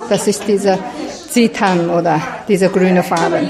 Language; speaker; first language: German; non-native, learner; Chinese